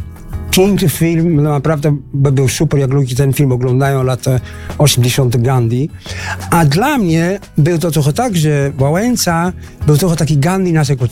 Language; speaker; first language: Polish; early bilingual, heritage; Dutch